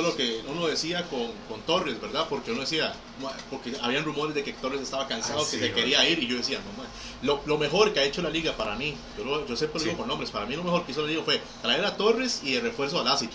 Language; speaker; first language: Spanish; native; Spanish